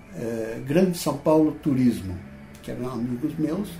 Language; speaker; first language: Portuguese; non-native, fluent; Dutch